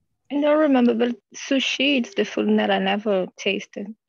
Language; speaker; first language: English; non-native, learner; Portuguese